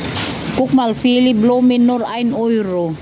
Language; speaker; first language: German; non-native, learner; Cebuano